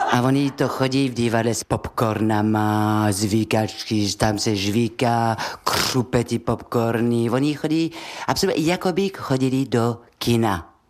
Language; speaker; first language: Czech; non-native, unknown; French